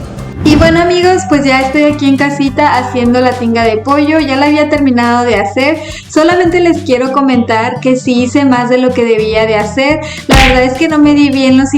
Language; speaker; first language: Spanish; native; Spanish